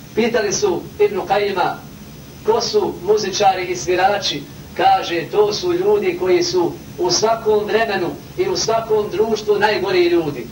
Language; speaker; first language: Bosnian; native; Bosnian